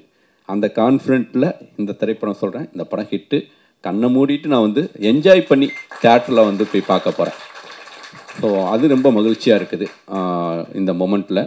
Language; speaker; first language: Tamil; native; Tamil